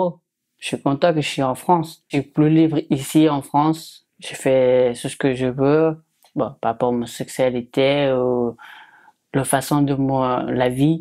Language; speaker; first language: French; non-native, learner; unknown